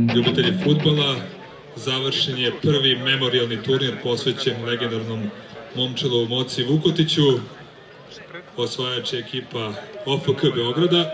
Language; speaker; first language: Croatian; native; Croatian